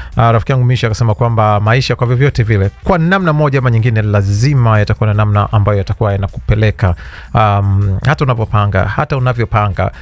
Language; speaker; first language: Swahili; native; Swahili